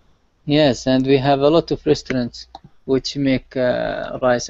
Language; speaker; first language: English; non-native, learner; Arabic